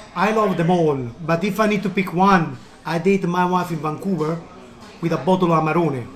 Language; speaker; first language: English; non-native, learner; Italian